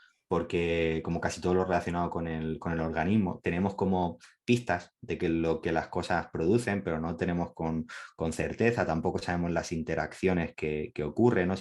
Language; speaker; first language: Spanish; native; Spanish